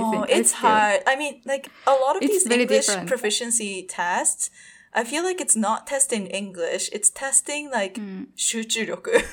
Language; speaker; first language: English; non-native, fluent; Japanese